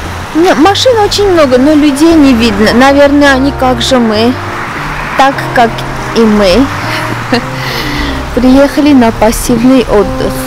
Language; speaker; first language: Russian; non-native, fluent; Armenian